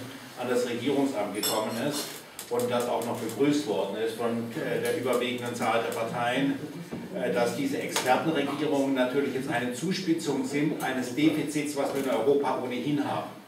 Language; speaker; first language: German; native; German